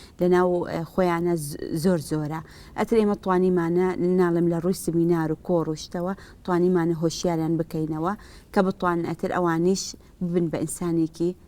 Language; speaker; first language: Central Kurdish; native; Central Kurdish